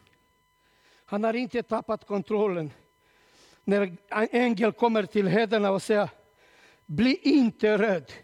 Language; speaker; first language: Swedish; non-native, learner; Romanian